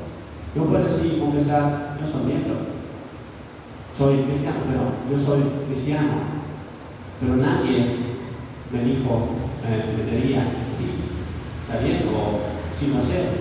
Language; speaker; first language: Spanish; non-native, fluent; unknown